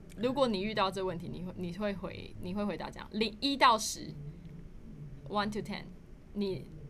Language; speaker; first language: Chinese; native; Chinese